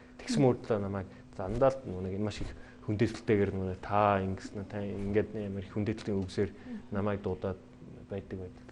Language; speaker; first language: Mongolian; non-native, fluent; English